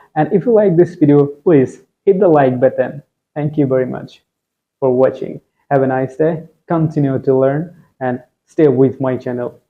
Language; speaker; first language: English; non-native, local second language; Bangla